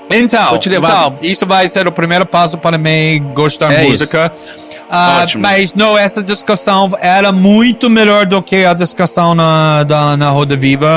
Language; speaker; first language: Portuguese; non-native, fluent; English